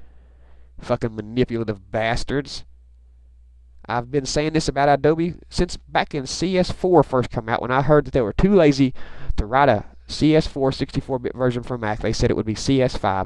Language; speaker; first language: English; native; English